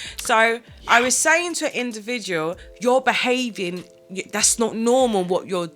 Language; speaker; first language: English; native; English